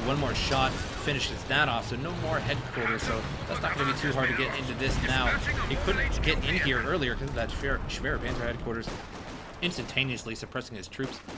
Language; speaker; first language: English; native; English